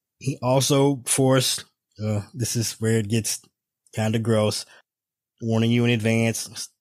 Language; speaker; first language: English; native; English